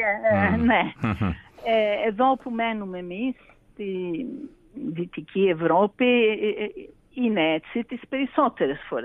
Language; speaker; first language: Greek; early bilingual, heritage; Greek